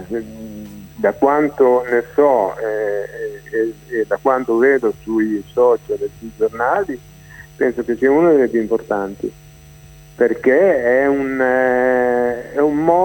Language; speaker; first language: Italian; native; Italian